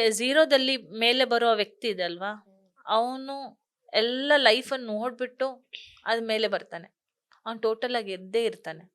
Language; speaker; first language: Kannada; non-native, local second language; Konkani